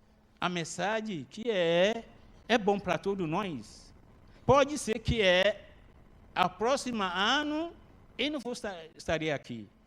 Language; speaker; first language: Portuguese; non-native, learner; Arabic